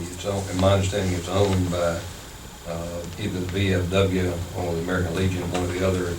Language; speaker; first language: English; native; English